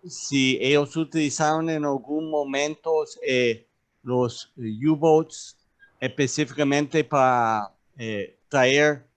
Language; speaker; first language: Spanish; non-native, learner; English